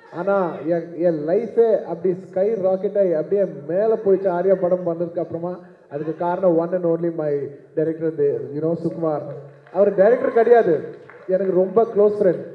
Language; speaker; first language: Tamil; non-native, local second language; Telugu